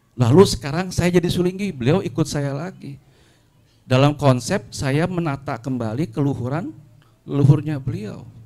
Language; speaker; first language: Indonesian; non-native, local second language; Sundanese